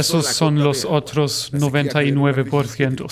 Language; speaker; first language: Spanish; non-native, fluent; German